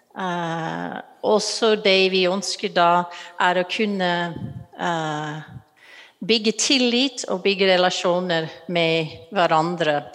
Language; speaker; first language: Norwegian; non-native, fluent; English